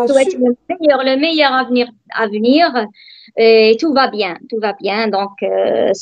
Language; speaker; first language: French; non-native, learner; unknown